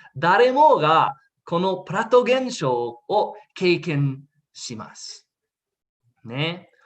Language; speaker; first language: Japanese; non-native, learner; English